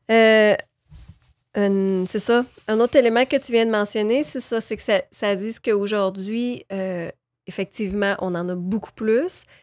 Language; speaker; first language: French; native; French